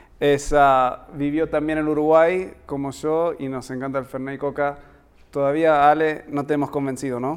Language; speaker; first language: Spanish; early bilingual, heritage; Spanish